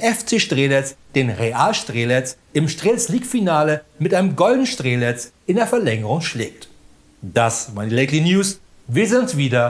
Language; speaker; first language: German; native; German